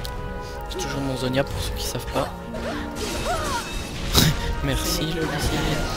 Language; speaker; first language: French; native; French